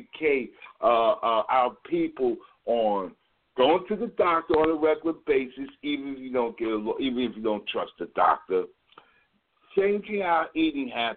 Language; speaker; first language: English; native; English